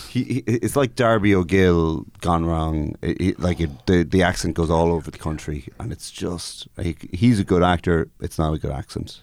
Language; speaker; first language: English; native; English